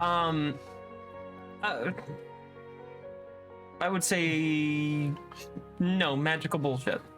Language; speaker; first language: English; native; English